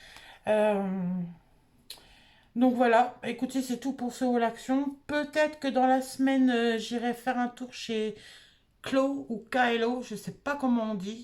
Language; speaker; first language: French; native; French